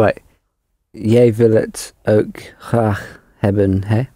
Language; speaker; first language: Dutch; non-native, learner; English